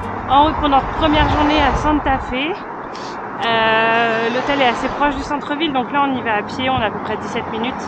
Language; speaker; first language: French; native; French